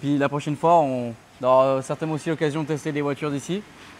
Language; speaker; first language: French; native; French